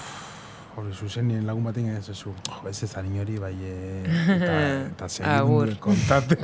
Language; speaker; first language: Basque; native; Basque